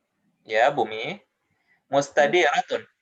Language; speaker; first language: Arabic; non-native, fluent; Indonesian